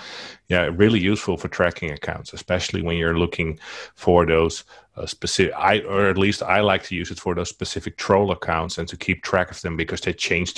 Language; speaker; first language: English; non-native, fluent; Dutch